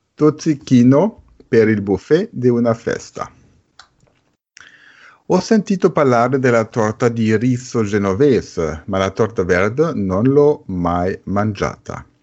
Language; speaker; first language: Italian; non-native, fluent; German